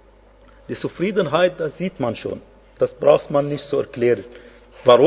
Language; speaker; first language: German; non-native, fluent; Arabic